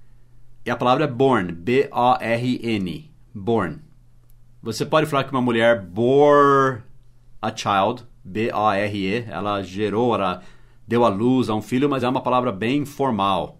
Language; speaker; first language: Portuguese; non-native, fluent; English